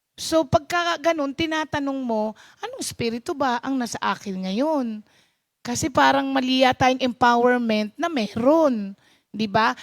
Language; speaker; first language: Filipino; non-native, local second language; Pampanga